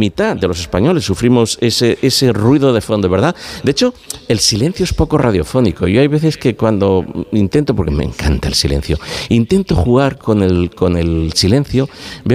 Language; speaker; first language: Spanish; native; Spanish